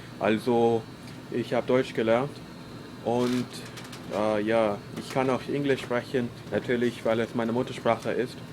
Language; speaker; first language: German; non-native, learner; English